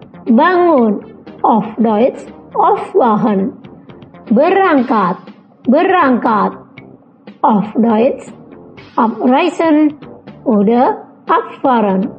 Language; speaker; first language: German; non-native, fluent; Indonesian